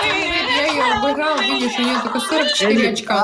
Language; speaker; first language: Russian; native; Russian